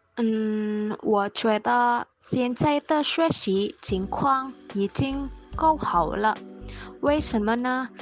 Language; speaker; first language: Chinese; non-native, learner; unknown